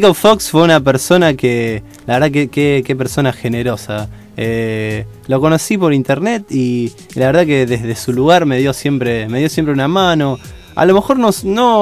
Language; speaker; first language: Spanish; native; Spanish